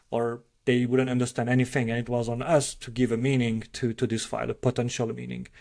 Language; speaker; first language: English; non-native, fluent; French